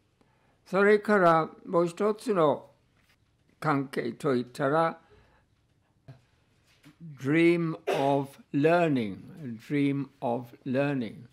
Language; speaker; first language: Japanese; non-native, fluent; English